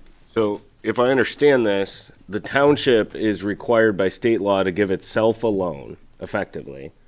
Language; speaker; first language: English; native; English